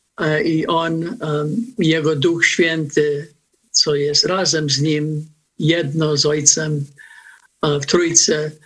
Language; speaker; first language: Polish; non-native, fluent; English